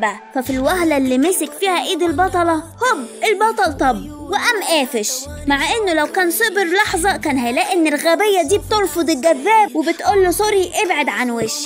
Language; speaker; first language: Arabic; native; Arabic